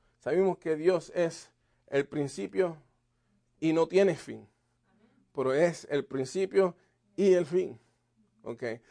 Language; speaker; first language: Spanish; native; Spanish